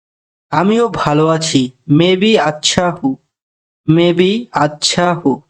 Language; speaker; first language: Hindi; non-native, fluent; Bangla